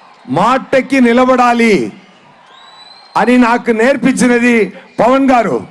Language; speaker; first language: Telugu; non-native, learner; Tamil